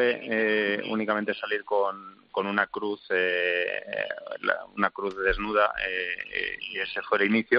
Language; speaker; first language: Spanish; native; Spanish